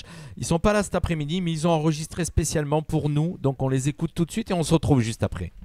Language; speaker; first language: French; native; French